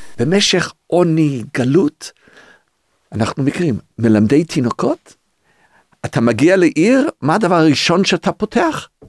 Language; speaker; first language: Hebrew; early bilingual, other home language; English